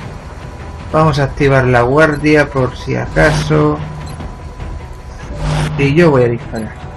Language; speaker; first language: Spanish; native; Spanish